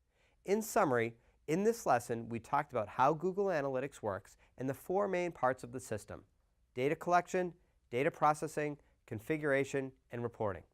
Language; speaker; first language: English; native; English